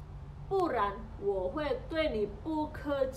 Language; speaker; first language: Chinese; non-native, fluent; Indonesian